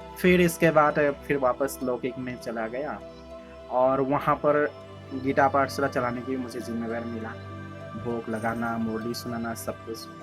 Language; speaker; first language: Hindi; non-native, local second language; Assamese